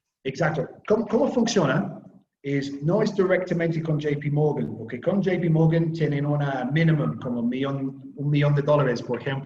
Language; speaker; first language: Spanish; non-native, learner; English